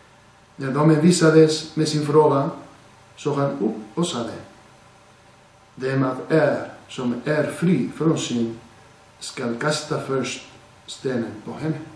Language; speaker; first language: Swedish; non-native, fluent; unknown